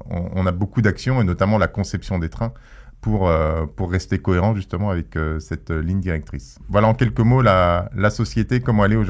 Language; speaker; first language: French; native; French